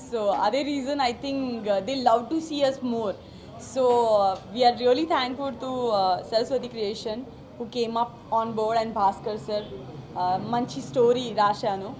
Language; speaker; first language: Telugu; non-native, learner; Gujarati